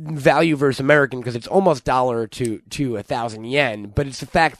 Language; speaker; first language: English; native; English